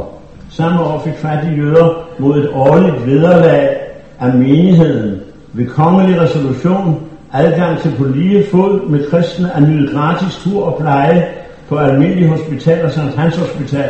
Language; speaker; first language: Danish; native; Danish